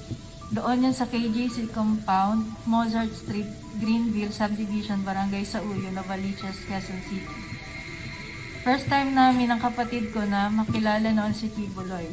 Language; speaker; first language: Filipino; native; Filipino